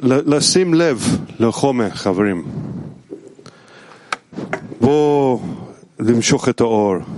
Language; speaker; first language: Hebrew; non-native, learner; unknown